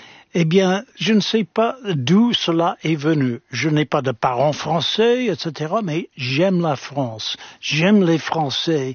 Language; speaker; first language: French; non-native, fluent; English